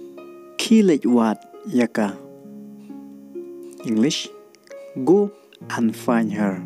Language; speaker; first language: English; non-native, local second language; Khasi